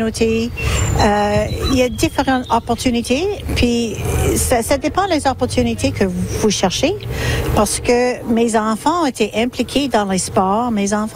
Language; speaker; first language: French; native; French